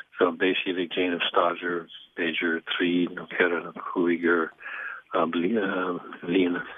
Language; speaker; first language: Irish; non-native, learner; English